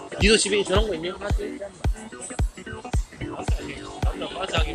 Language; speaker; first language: Korean; native; Korean